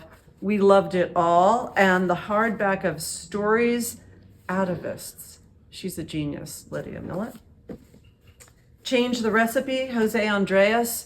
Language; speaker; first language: English; native; English